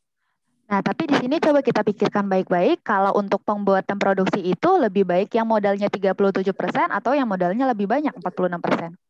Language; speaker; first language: Indonesian; native; Indonesian